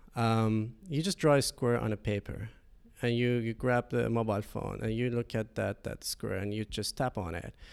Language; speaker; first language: English; non-native, fluent; Persian